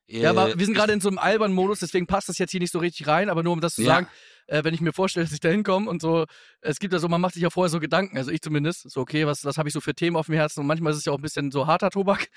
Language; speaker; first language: German; native; German